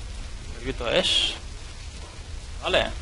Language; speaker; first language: Spanish; native; Spanish